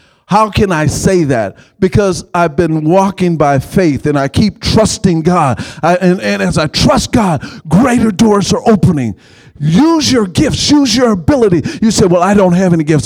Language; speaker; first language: English; native; English